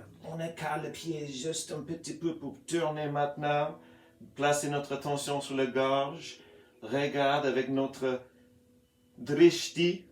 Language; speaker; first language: French; non-native, fluent; English